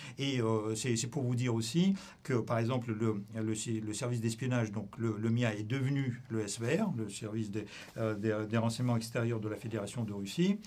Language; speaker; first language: French; non-native, fluent; Russian